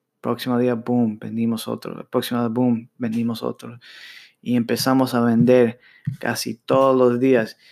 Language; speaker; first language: Spanish; early bilingual, heritage; Spanish